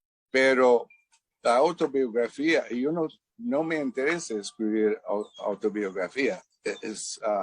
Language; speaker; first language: Spanish; non-native, fluent; English